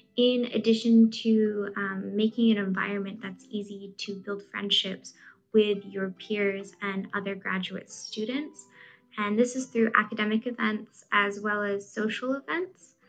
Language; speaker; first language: English; native; English